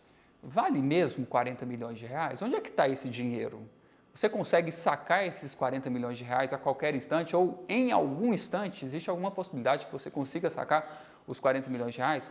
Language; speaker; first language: Portuguese; native; Portuguese